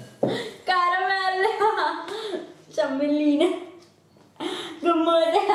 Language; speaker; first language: Italian; native; Italian